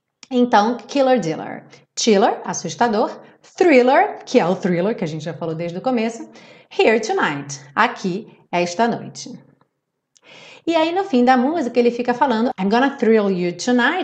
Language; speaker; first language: Portuguese; native; Portuguese